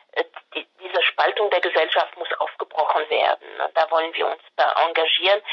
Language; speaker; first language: German; non-native, fluent; French